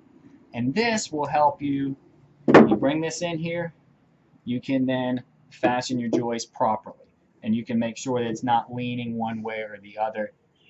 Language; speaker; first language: English; native; English